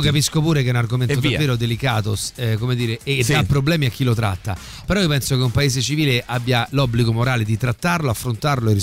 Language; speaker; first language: Italian; native; Italian